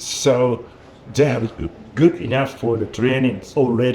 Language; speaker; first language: English; non-native, learner; Japanese